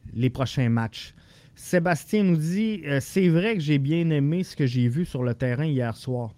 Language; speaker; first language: French; native; French